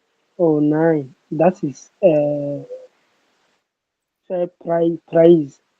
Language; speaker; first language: German; non-native, learner; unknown